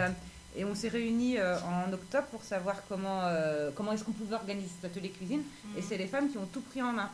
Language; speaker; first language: French; native; French